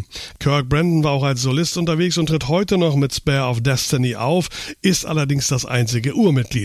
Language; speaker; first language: German; native; German